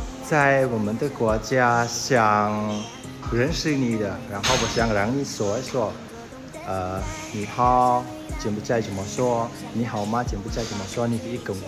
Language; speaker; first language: Chinese; non-native, learner; Khmer